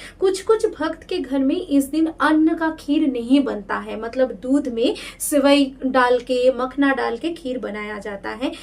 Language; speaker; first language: Hindi; non-native, local second language; Bangla